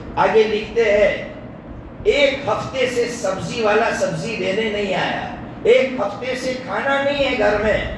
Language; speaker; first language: Urdu; non-native, local second language; Gujarati